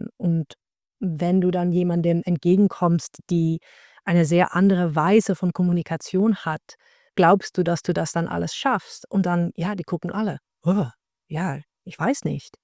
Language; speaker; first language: German; non-native, fluent; Dutch